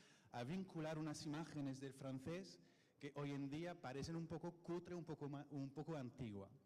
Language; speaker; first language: Spanish; non-native, fluent; French